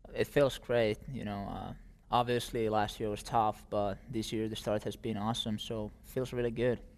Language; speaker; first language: English; non-native, fluent; Finnish